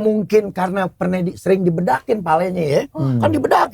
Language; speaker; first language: Indonesian; native; Indonesian